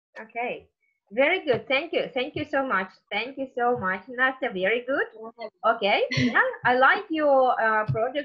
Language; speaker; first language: English; non-native, fluent; Russian